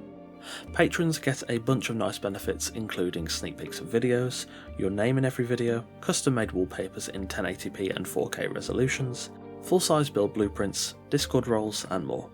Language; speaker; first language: English; native; English